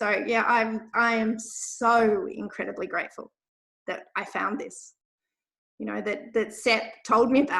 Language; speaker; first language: English; native; English